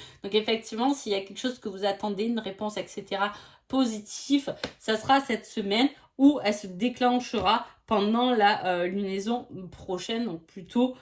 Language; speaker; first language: French; native; French